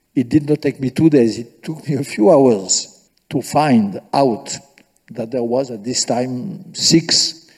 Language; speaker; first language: English; non-native, fluent; French